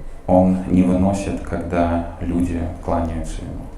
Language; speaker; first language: Russian; native; Russian